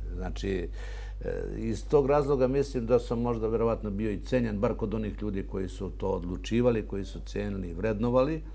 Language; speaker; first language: Serbian; native; Serbian